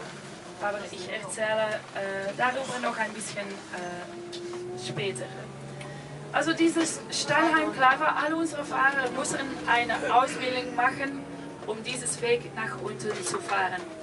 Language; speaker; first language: German; non-native, fluent; Dutch